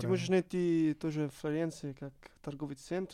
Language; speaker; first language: Russian; non-native, learner; Italian